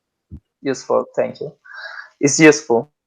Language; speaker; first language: English; non-native, learner; Italian